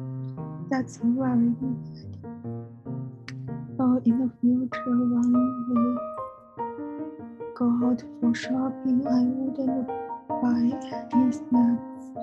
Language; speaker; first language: English; non-native, learner; Chinese